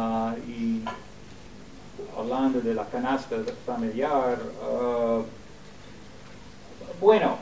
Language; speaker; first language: Spanish; non-native, fluent; English